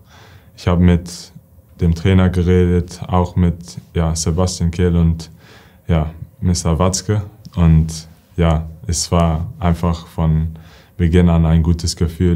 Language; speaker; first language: German; early bilingual, heritage; English